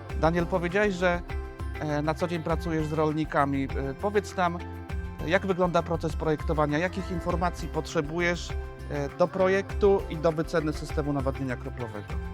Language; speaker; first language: Polish; native; Polish